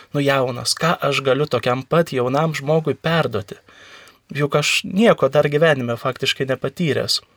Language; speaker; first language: Lithuanian; native; Lithuanian